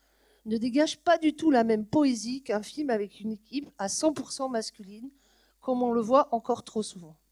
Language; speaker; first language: French; native; French